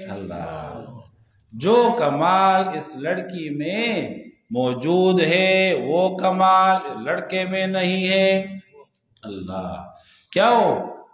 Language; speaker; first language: Urdu; non-native, local second language; Pashto